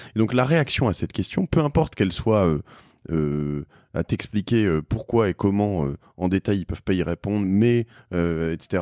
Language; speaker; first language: French; native; French